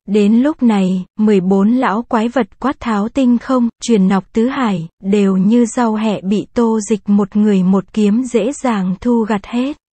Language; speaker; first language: Vietnamese; native; Vietnamese